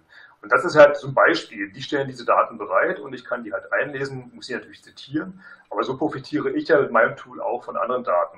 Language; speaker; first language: German; native; German